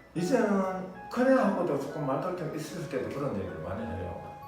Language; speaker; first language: Korean; non-native, fluent; Japanese